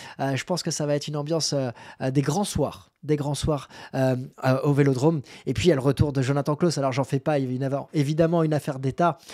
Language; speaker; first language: French; native; French